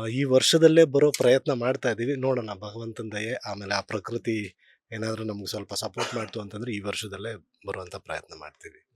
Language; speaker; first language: Kannada; native; Kannada